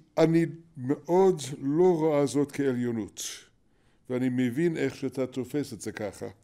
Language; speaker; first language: Hebrew; non-native, fluent; English